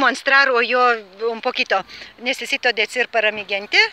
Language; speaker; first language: Spanish; non-native, learner; Lithuanian